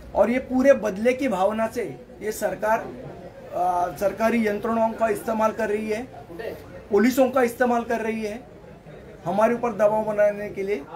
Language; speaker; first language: Hindi; non-native, local second language; Marathi